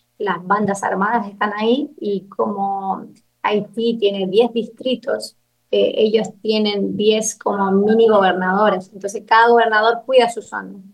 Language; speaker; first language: Spanish; native; Spanish